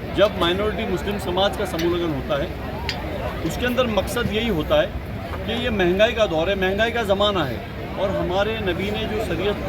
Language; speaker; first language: Hindi; non-native, local second language; Gujarati